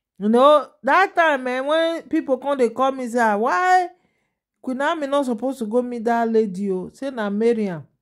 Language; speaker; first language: Nigerian Pidgin; non-native, local second language; Yoruba